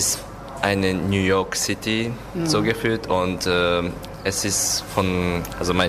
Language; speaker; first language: German; non-native, learner; Japanese